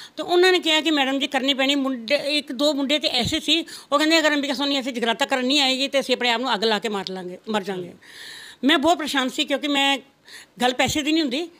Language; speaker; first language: Punjabi; non-native, local second language; Rajasthani